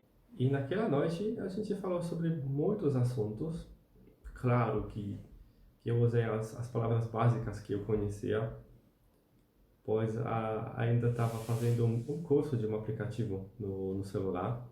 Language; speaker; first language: Portuguese; non-native, fluent; Polish